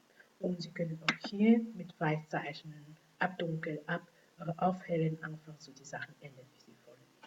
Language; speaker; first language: German; non-native, fluent; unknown